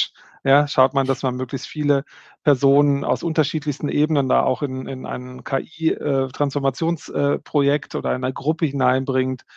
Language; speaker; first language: German; native; German